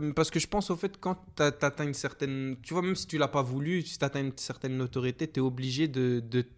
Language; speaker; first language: French; native; French